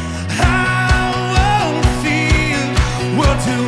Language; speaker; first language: English; non-native, local second language; Filipino